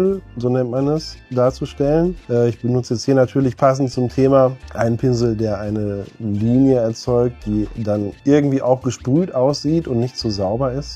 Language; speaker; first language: German; native; German